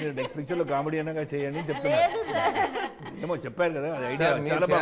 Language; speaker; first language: Telugu; non-native, local second language; Tamil